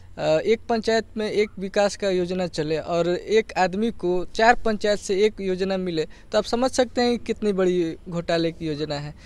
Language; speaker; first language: Hindi; native; Hindi